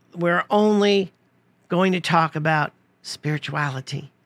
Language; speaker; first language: English; native; English